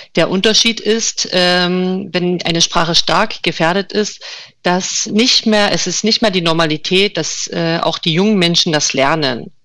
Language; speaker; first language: German; non-native, local second language; Upper Sorbian